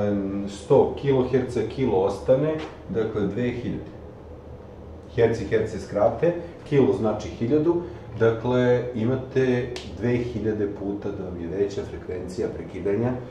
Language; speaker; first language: Serbian; native; Serbian